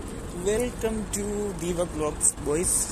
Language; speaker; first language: Hindi; non-native, learner; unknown